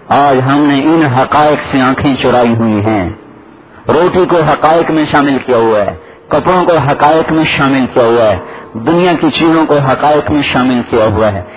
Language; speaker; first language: Urdu; non-native, local second language; Saraiki